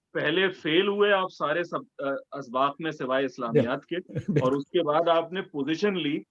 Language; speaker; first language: Urdu; native; Urdu